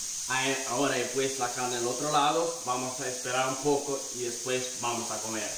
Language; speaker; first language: Spanish; non-native, fluent; Italian